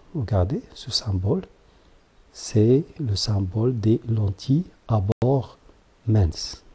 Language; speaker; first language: French; non-native, local second language; Arabic